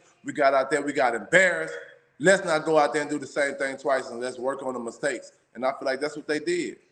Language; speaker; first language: English; native; English